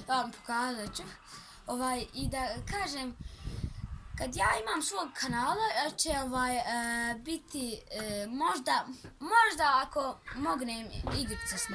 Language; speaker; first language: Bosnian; early bilingual, heritage; Bosnian